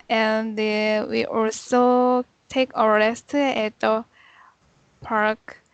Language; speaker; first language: English; non-native, learner; Korean